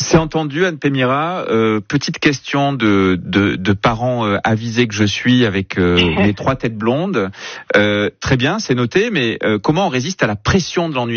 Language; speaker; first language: French; native; French